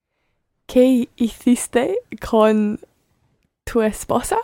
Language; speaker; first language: Spanish; non-native, learner; English